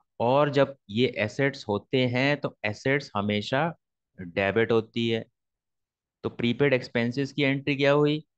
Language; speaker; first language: Hindi; native; Hindi